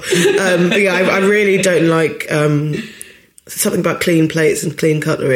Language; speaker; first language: English; native; English